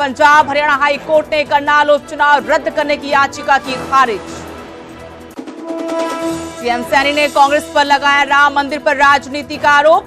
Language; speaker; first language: Hindi; native; Hindi